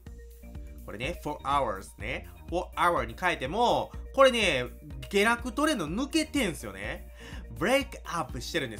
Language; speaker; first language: Japanese; native; Japanese